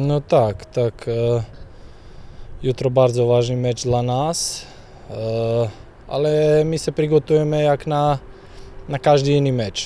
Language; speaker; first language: Polish; non-native, fluent; Slovak